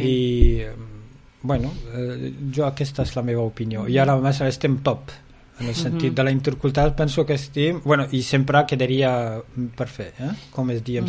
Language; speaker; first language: Catalan; non-native, fluent; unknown